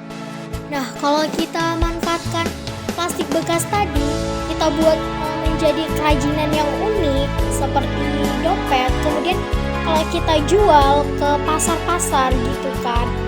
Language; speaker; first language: Indonesian; native; Indonesian